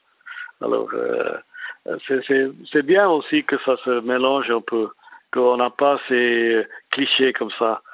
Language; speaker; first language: French; non-native, fluent; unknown